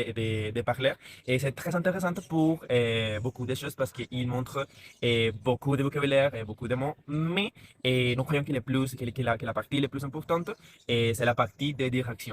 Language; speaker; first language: French; non-native, learner; Spanish